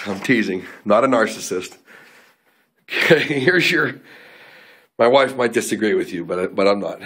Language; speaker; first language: English; native; English